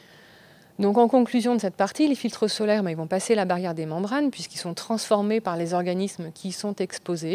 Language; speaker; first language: French; native; French